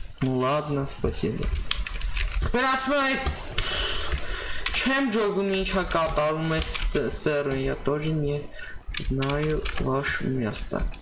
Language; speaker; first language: Russian; non-native, learner; Armenian